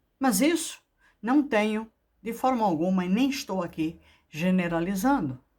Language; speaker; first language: Portuguese; native; Portuguese